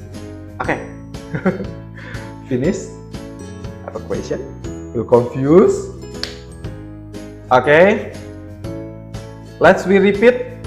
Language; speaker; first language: English; non-native, learner; Indonesian